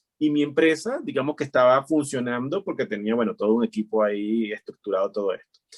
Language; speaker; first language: Spanish; native; Spanish